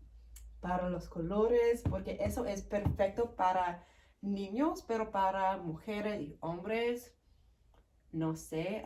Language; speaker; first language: Spanish; non-native, learner; English